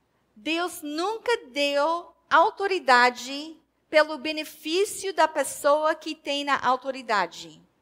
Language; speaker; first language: Portuguese; non-native, fluent; English